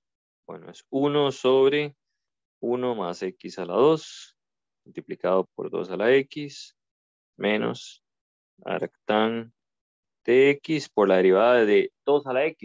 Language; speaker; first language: Spanish; native; Spanish